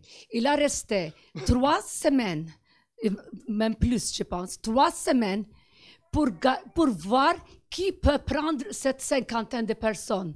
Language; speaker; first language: French; non-native, fluent; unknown